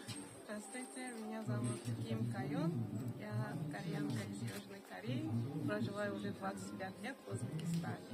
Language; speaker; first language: Russian; non-native, fluent; Korean